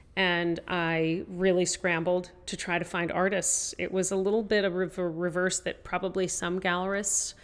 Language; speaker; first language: English; native; English